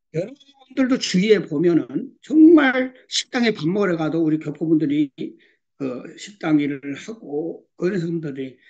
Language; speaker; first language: Korean; early bilingual, heritage; Korean